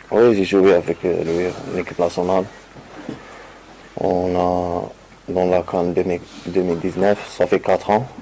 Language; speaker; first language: French; non-native, local second language; Arabic